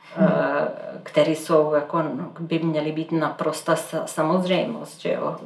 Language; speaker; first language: Czech; non-native, fluent; Serbian